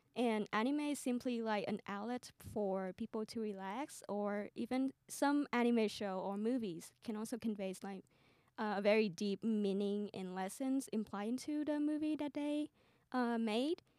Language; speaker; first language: English; non-native, fluent; Vietnamese